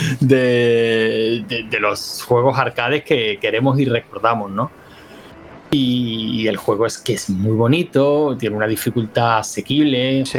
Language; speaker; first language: Spanish; native; Spanish